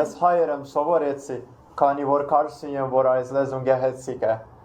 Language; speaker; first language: Armenian; non-native, learner; Portuguese